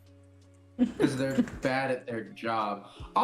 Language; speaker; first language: English; native; English